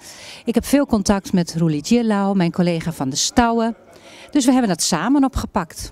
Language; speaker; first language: Dutch; native; Dutch